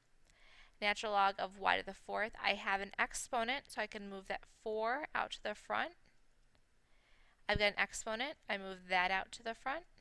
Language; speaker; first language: English; native; English